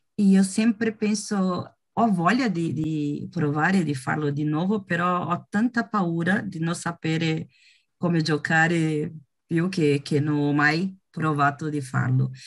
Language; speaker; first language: Italian; non-native, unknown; Portuguese